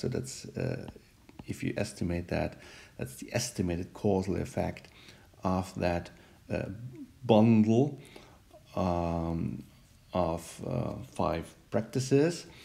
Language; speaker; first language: English; non-native, fluent; German